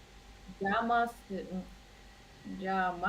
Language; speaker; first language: Spanish; non-native, learner; Russian